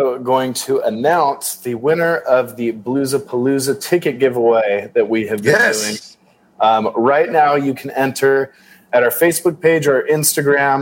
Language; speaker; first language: English; native; English